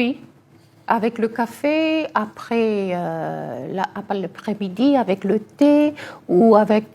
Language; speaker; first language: French; non-native, fluent; Greek